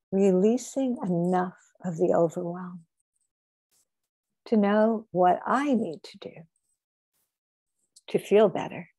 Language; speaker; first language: English; native; English